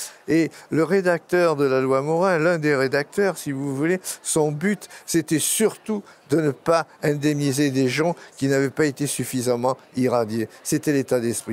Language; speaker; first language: French; native; French